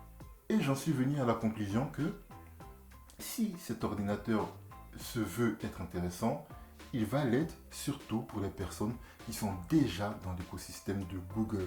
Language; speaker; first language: French; native; French